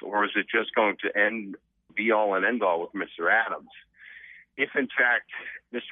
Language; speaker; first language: English; native; English